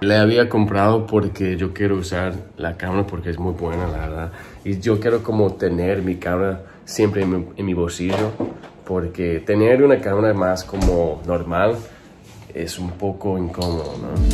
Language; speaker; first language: Spanish; non-native, fluent; English